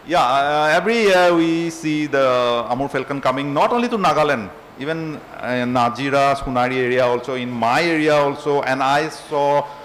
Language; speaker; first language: English; non-native, local second language; Assamese